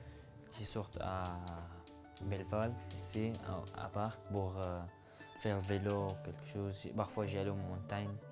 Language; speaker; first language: French; non-native, learner; Arabic